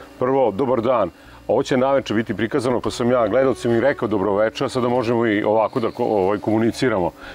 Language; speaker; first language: Serbian; native; Serbian